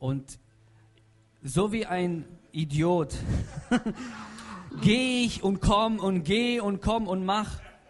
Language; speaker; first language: German; non-native, fluent; Russian